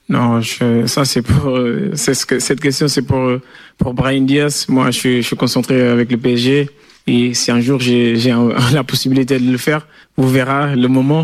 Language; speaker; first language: French; non-native, fluent; Portuguese